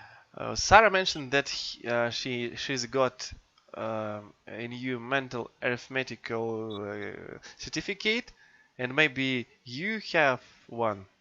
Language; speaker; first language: English; non-native, fluent; Russian